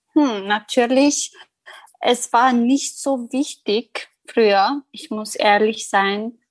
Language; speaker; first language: German; non-native, fluent; Albanian